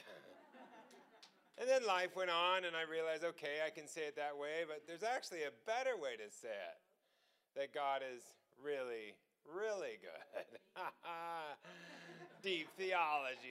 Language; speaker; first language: English; native; English